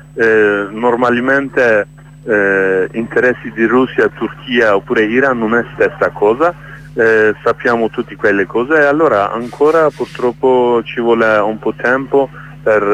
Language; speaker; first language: Italian; non-native, learner; Kurdish